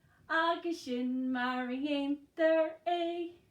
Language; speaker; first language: Irish; non-native, local second language; English